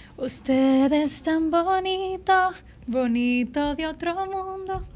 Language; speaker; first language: Spanish; native; Spanish